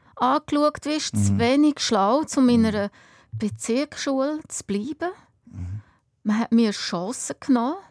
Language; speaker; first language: German; native; German